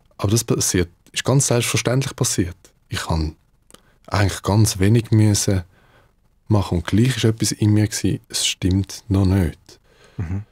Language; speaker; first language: German; early bilingual, other home language; Dutch